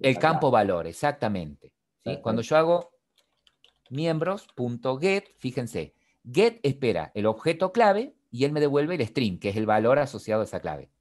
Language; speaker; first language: Spanish; native; Spanish